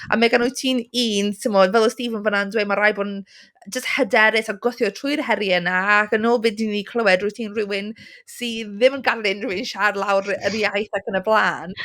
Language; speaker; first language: Welsh; non-native, local second language; English